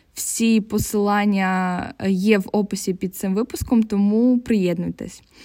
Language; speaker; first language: Ukrainian; non-native, local second language; Russian